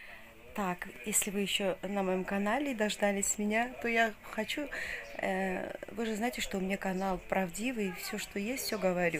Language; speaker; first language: Russian; native; Russian